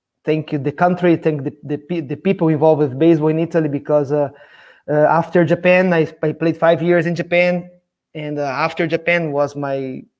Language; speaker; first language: English; non-native, fluent; Portuguese